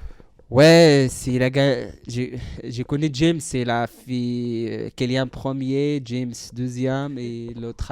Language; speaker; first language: French; non-native, learner; Central Atlas Tamazight